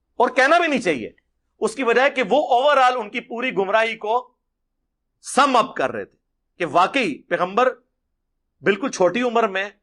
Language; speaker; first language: Urdu; non-native, local second language; Punjabi